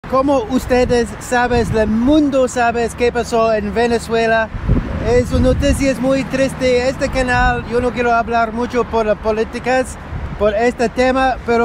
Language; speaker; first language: Spanish; non-native, learner; English